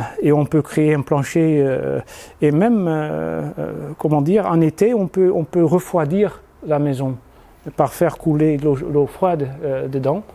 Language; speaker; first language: French; non-native, fluent; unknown